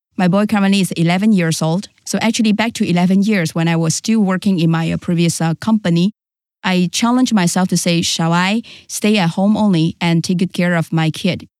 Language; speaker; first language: English; non-native, fluent; Chinese